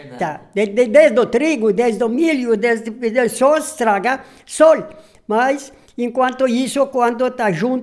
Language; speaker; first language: Portuguese; non-native, local second language; Polish